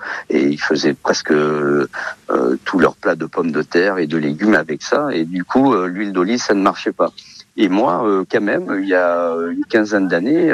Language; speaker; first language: French; early bilingual, other home language; Portuguese